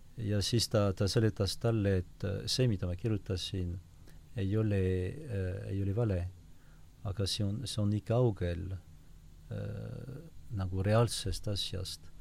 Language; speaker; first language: Estonian; non-native, fluent; French